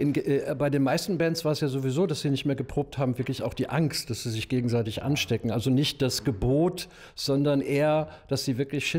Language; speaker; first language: German; native; German